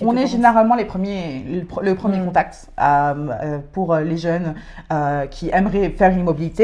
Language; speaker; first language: French; native; French